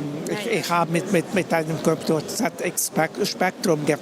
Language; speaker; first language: German; non-native, fluent; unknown